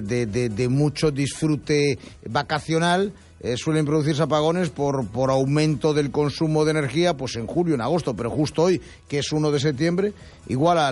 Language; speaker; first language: Spanish; native; Spanish